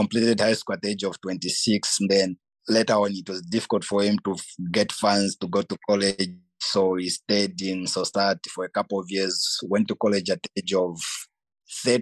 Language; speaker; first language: English; non-native, local second language; Nyanja